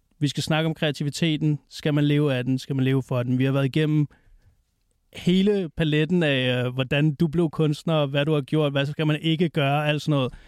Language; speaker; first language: Danish; native; Danish